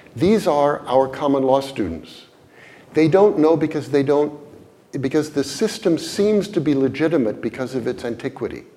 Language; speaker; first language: English; native; English